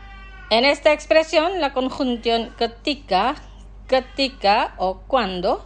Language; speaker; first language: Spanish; non-native, fluent; Indonesian